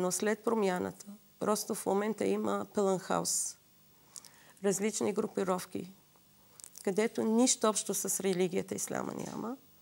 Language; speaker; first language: Bulgarian; non-native, fluent; Assyrian Neo-Aramaic